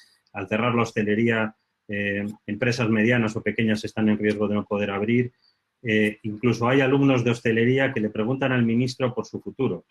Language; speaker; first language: Spanish; native; Spanish